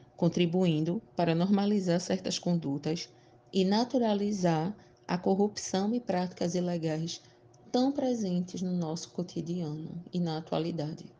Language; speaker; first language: Portuguese; native; Portuguese